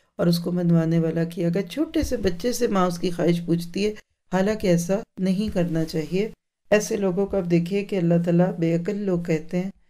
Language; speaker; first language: Urdu; native; Urdu